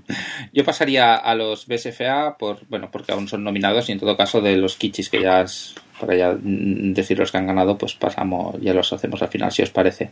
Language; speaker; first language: Spanish; native; Spanish